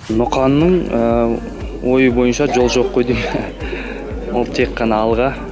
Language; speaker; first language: Kazakh; native; Kazakh